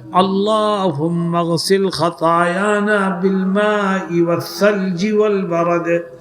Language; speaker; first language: Urdu; native; Urdu